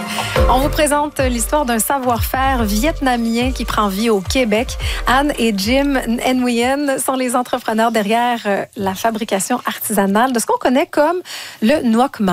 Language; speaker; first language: French; native; French